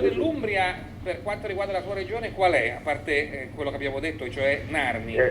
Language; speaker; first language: Italian; native; Italian